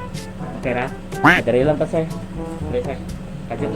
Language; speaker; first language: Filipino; non-native, local second language; Cebuano